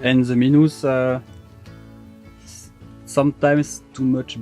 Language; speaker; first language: English; non-native, learner; French